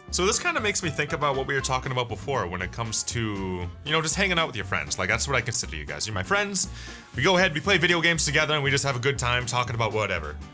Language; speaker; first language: English; native; English